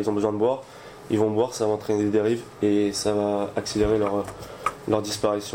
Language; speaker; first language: French; native; French